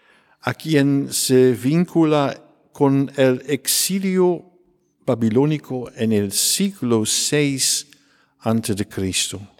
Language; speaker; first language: Spanish; non-native, fluent; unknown